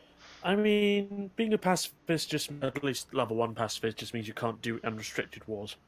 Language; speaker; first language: English; native; English